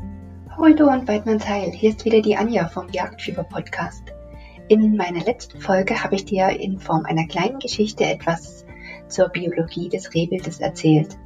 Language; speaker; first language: German; native; German